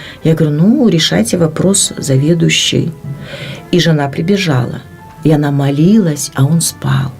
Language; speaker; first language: Russian; native; Russian